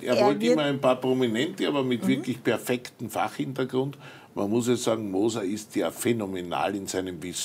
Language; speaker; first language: German; native; German